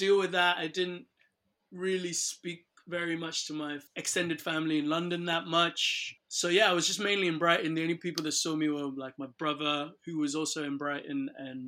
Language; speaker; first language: English; non-native, local second language; Yoruba